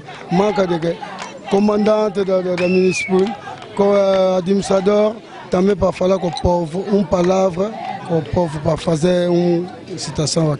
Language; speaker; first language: Portuguese; non-native, learner; Lingala